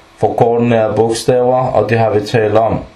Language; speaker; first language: Danish; early bilingual, other home language; Arabic